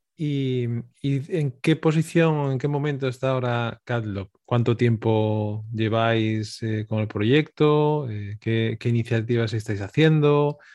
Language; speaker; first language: Spanish; native; Spanish